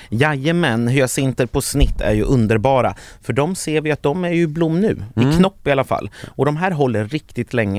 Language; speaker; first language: Swedish; native; Swedish